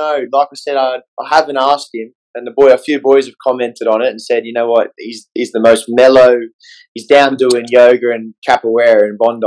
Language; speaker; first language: English; native; English